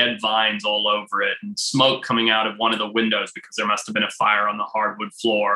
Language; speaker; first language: English; native; English